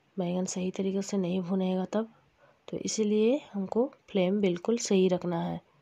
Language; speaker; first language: Hindi; non-native, local second language; Bangla